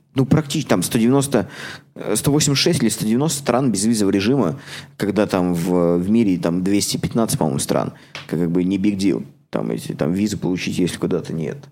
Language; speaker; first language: Russian; native; Russian